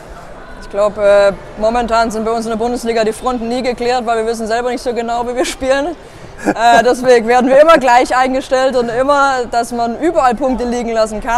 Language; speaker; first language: German; native; German